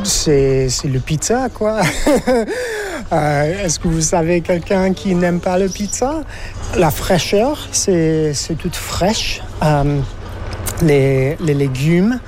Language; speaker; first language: French; non-native, fluent; English